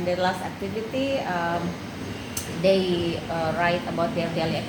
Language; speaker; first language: English; non-native, learner; Indonesian